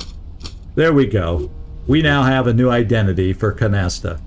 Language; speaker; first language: English; native; English